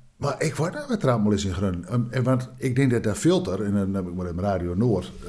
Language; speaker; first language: Dutch; non-native, local second language; Low German